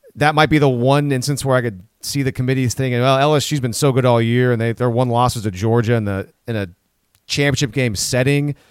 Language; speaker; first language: English; native; English